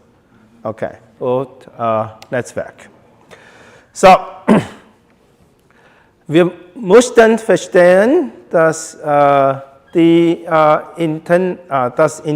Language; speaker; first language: German; non-native, learner; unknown